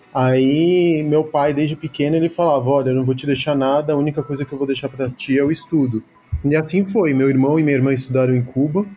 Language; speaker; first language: Portuguese; early bilingual, other home language; Spanish